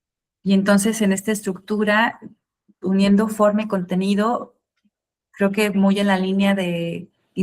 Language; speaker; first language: Spanish; native; Spanish